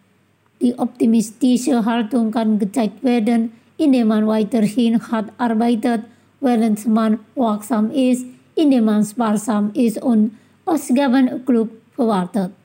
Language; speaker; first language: German; non-native, fluent; Indonesian